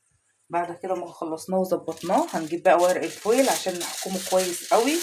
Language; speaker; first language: Arabic; native; Arabic